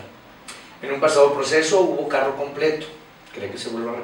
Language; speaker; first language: Spanish; native; Spanish